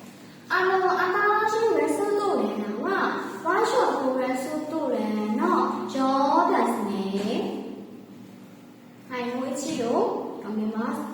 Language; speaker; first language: Japanese; non-native, learner; Burmese